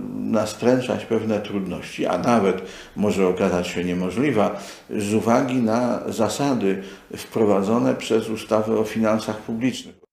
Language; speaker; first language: Polish; native; Polish